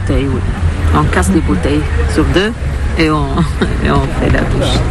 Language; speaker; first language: French; non-native, learner; Arabic